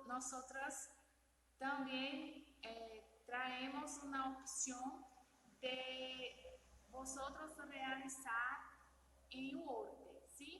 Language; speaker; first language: Spanish; non-native, learner; Portuguese